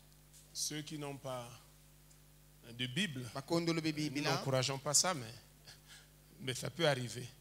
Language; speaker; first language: French; native; French